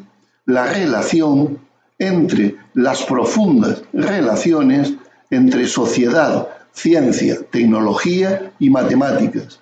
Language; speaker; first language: Spanish; native; Spanish